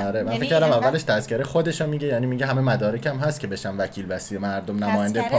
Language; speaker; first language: Persian; native; Persian